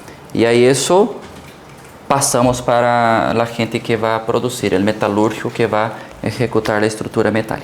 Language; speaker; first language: Portuguese; early bilingual, heritage; Portuguese